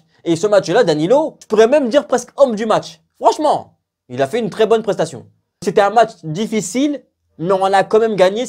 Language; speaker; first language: French; native; French